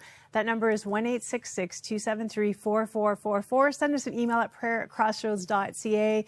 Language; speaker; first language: English; native; English